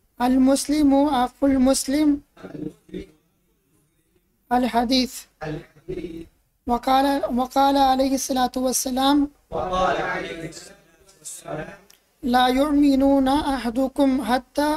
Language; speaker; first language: Arabic; non-native, learner; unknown